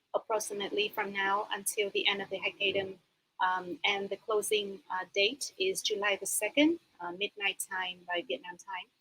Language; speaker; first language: English; non-native, fluent; Vietnamese